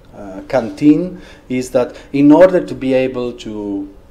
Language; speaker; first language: English; non-native, fluent; Greek